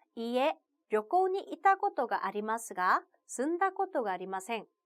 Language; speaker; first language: Japanese; non-native, fluent; Korean